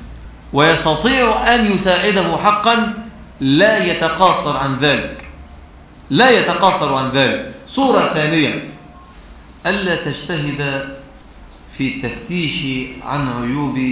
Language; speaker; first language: Arabic; native; Arabic